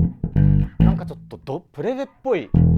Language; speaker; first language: Japanese; native; Japanese